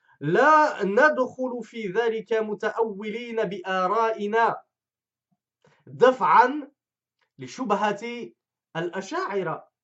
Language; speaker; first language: Arabic; non-native, fluent; French